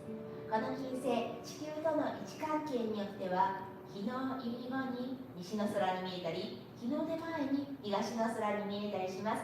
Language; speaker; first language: Japanese; native; Japanese